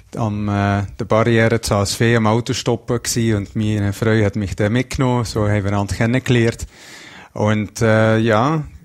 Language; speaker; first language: German; non-native, local second language; Dutch